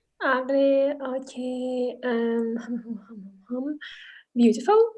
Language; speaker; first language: English; non-native, learner; Russian